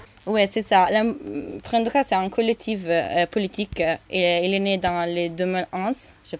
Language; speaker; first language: French; non-native, learner; Italian